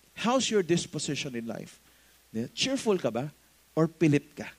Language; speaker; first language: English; non-native, local second language; Filipino